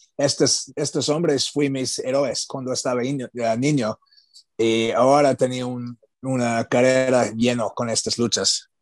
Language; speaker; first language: Spanish; non-native, learner; English